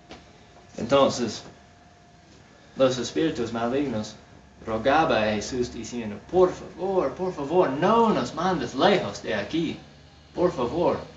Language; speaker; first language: Spanish; non-native, fluent; English